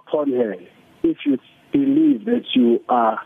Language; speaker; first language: English; non-native, local second language; Zulu